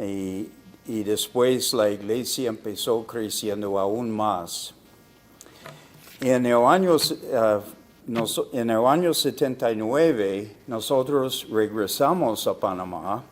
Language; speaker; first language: Spanish; non-native, fluent; English